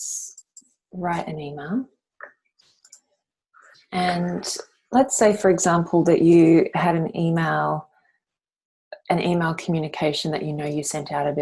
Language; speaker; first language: English; native; English